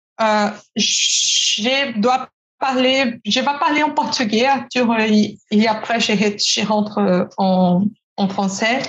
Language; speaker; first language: French; non-native, fluent; Portuguese